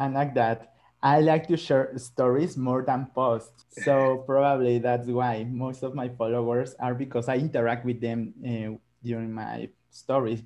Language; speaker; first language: English; non-native, fluent; Spanish